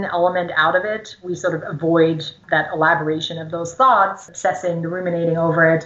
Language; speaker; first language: English; non-native, fluent; German